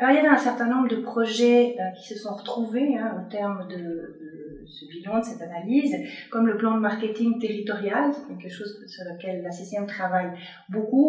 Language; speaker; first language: French; native; French